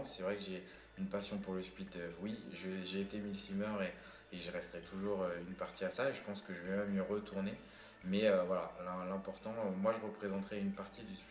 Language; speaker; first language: French; native; French